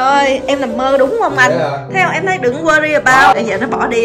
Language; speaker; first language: Vietnamese; native; Vietnamese